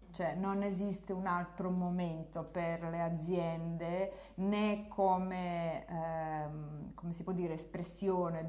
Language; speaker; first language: Italian; non-native, fluent; Serbian